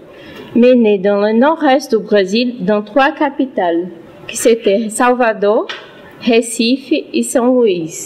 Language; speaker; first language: French; non-native, learner; Portuguese